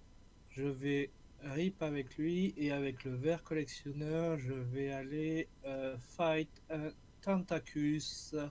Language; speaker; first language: French; native; French